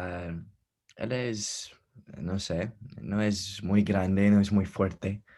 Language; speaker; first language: Spanish; non-native, learner; English